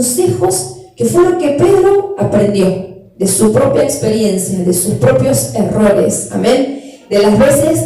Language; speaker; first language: Spanish; native; Spanish